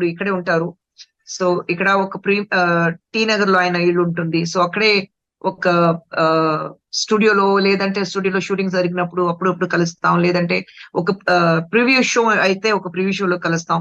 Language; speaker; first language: Telugu; non-native, fluent; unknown